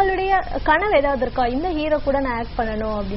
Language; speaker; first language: Tamil; native; Tamil